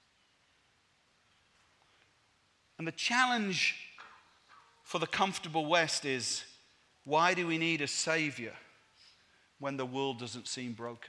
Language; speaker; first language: English; native; English